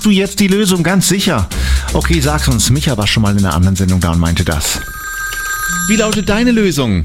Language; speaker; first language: German; native; German